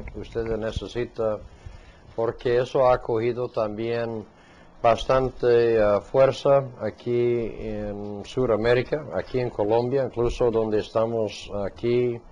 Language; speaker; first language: Spanish; non-native, fluent; English